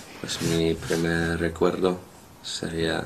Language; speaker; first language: Spanish; non-native, fluent; English